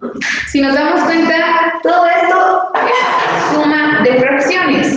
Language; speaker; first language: Spanish; native; Spanish